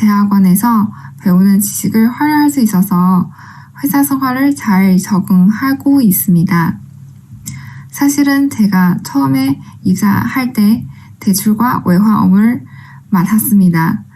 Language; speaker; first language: Korean; non-native, fluent; Chinese